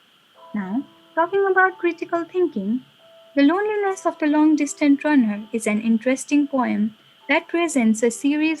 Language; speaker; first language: English; non-native, local second language; Nepali